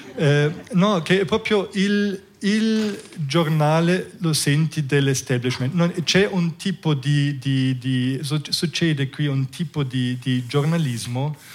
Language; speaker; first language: Italian; non-native, fluent; German